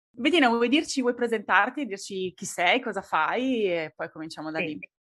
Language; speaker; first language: Italian; native; Italian